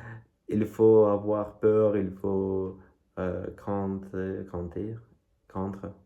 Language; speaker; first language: French; non-native, fluent; Russian